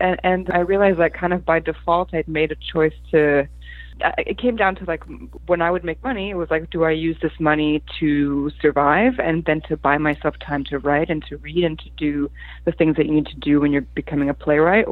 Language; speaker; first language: English; early bilingual, other home language; Polish